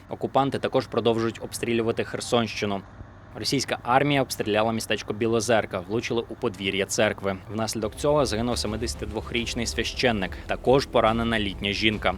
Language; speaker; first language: Ukrainian; native; Ukrainian